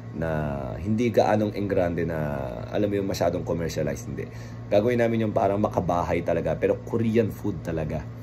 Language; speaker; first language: Filipino; native; Filipino